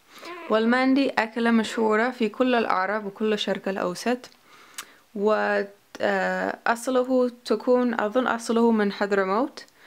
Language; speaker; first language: Arabic; non-native, learner; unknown